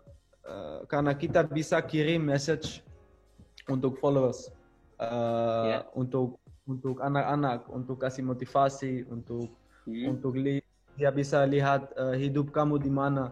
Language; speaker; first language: Indonesian; non-native, learner; Dutch